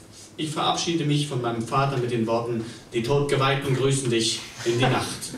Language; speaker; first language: German; native; German